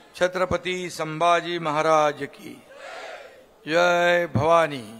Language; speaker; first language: Hindi; non-native, local second language; Marathi